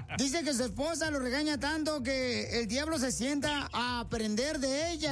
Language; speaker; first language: Spanish; native; Spanish